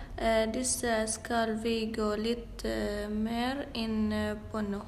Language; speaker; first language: Norwegian; non-native, local second language; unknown